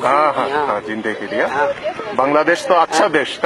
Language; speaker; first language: Hindi; non-native, learner; Bangla